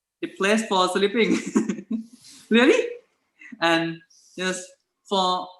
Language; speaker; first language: English; non-native, learner; Thai